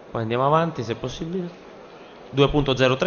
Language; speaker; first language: Italian; native; Italian